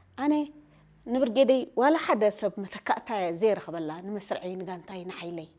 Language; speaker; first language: Tigrinya; native; Tigrinya